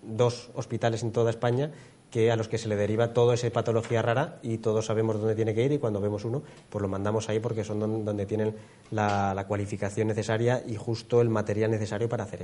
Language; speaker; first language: Spanish; native; Spanish